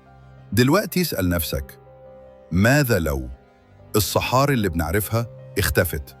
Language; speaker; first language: Arabic; native; Arabic